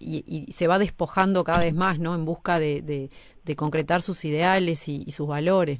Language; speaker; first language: Spanish; native; Spanish